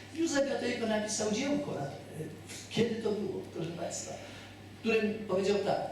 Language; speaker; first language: Polish; native; Polish